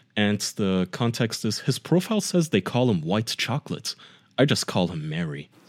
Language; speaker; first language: English; non-native, fluent; German